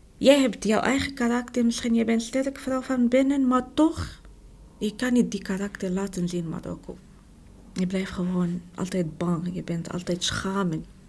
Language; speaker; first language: Dutch; non-native, learner; Arabic